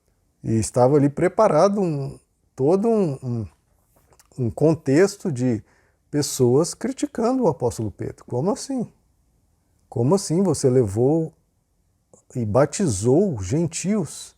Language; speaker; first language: Portuguese; native; Portuguese